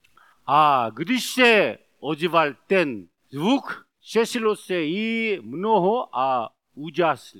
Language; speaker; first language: Czech; non-native, learner; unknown